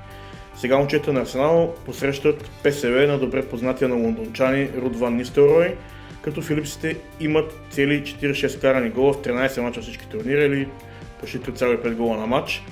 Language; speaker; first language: Bulgarian; native; Bulgarian